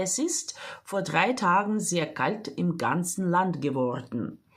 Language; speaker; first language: German; non-native, fluent; Ukrainian